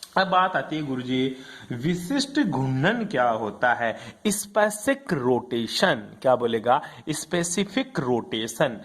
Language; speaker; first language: Hindi; native; Hindi